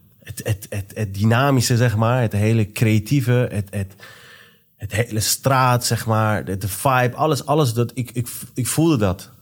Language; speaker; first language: Dutch; early bilingual, other home language; Persian